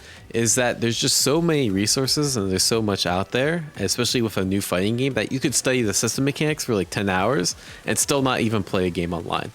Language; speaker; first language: English; native; English